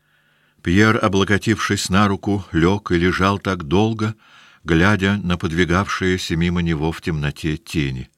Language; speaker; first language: Russian; native; Russian